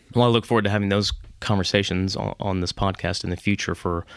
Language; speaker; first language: English; native; English